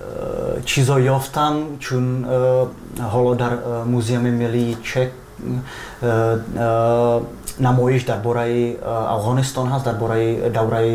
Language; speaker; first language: Persian; non-native, fluent; Czech